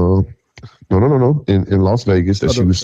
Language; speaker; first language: English; native; English